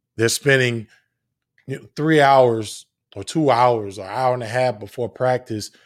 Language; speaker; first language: English; native; English